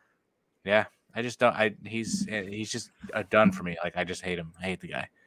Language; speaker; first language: English; native; English